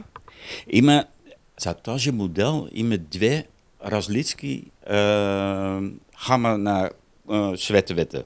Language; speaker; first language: Bulgarian; non-native, learner; Dutch